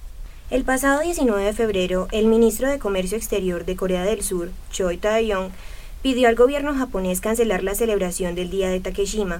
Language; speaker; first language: Spanish; native; Spanish